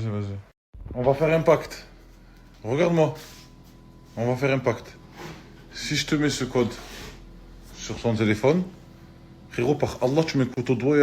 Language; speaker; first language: French; native; French